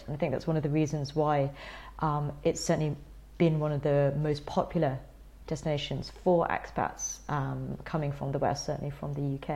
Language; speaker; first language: English; native; English